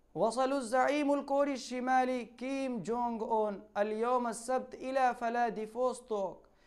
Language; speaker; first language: Arabic; non-native, fluent; Urdu